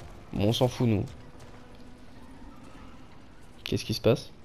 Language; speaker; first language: French; native; French